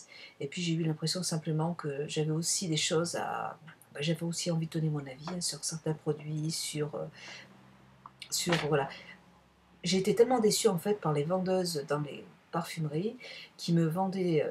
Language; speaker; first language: French; native; French